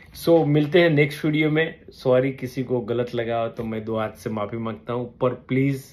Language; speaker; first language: Hindi; non-native, local second language; Gujarati